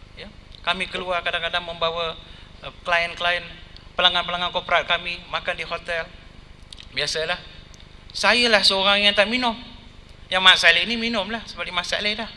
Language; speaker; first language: Malay; non-native, local second language; Tamil